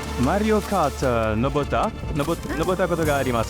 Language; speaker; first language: Japanese; non-native, learner; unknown